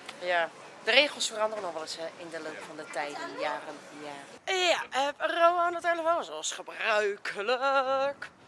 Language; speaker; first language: Dutch; native; Dutch